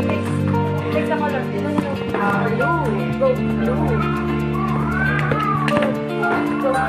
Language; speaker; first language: English; non-native, local second language; Filipino